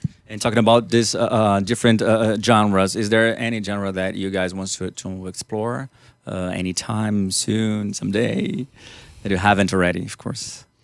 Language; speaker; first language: English; non-native, fluent; Portuguese